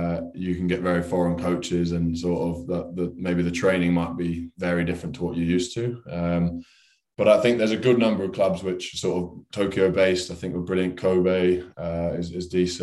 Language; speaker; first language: English; native; English